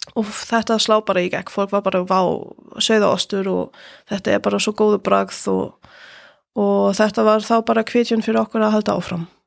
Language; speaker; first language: Icelandic; non-native, fluent; German